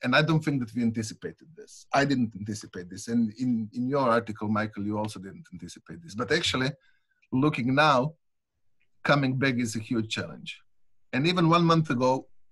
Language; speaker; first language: English; non-native, fluent; Croatian